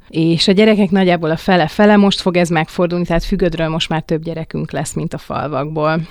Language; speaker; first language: Hungarian; native; Hungarian